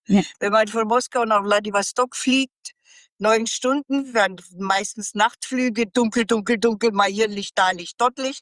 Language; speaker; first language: German; native; German